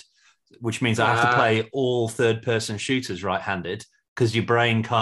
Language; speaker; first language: English; native; English